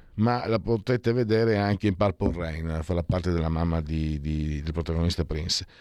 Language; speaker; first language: Italian; native; Italian